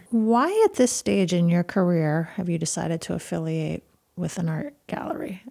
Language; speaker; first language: English; native; English